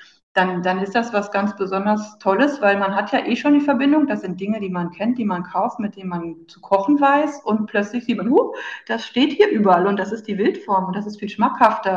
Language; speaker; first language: German; native; German